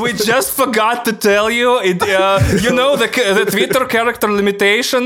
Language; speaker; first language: English; non-native, fluent; Russian